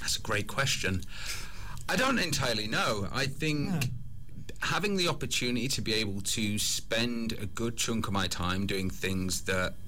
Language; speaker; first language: English; native; English